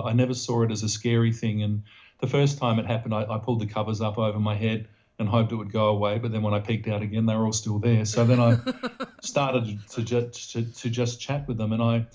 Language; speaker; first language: English; native; English